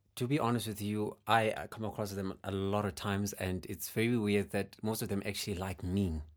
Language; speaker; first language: English; non-native, local second language; Xhosa